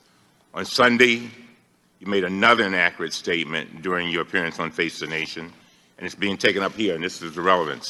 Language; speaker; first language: English; native; English